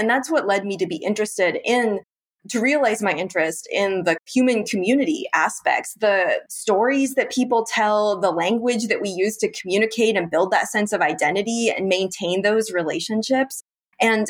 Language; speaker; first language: English; native; English